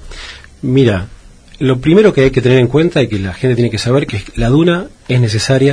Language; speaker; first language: Spanish; native; Spanish